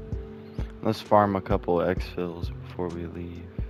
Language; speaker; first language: English; native; English